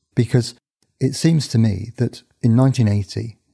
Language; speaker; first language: English; native; English